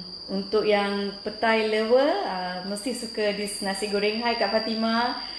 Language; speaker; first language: Malay; non-native, local second language; Tamil